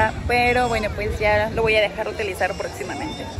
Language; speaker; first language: Spanish; native; Spanish